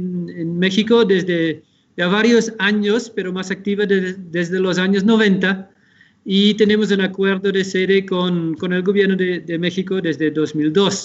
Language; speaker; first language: Spanish; non-native, fluent; Dutch